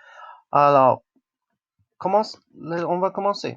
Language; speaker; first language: French; non-native, local second language; English